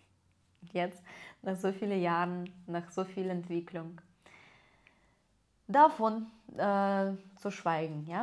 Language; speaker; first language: German; non-native, fluent; Russian